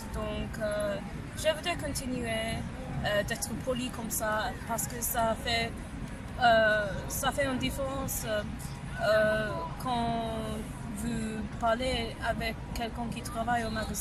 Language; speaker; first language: French; non-native, learner; English